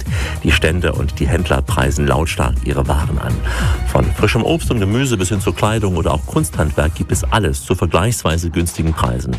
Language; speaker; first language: German; native; German